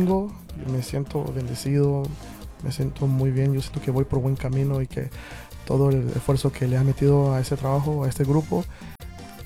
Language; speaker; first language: Spanish; early bilingual, heritage; Spanish